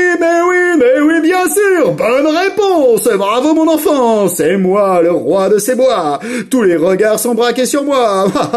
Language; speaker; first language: French; native; French